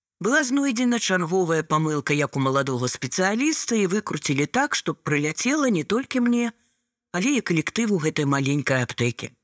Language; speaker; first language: Belarusian; non-native, local second language; Russian